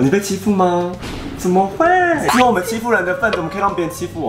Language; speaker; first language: Chinese; native; Chinese